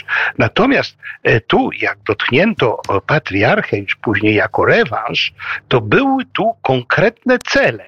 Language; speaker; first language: Polish; native; Polish